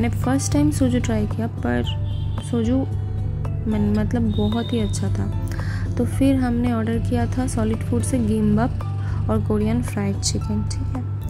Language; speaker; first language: Hindi; non-native, local second language; Bangla